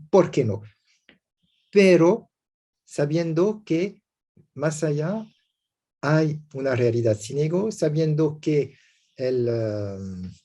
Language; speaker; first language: Spanish; non-native, learner; French